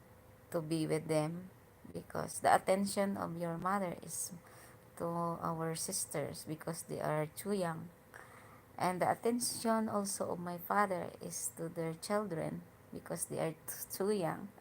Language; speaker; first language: English; non-native, learner; Hiligaynon